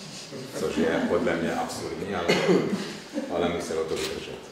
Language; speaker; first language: Czech; non-native, fluent; Hungarian